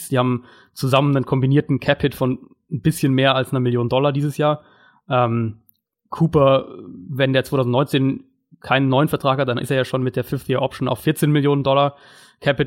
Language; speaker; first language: German; native; German